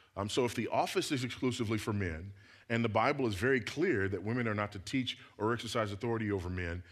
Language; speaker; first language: English; native; English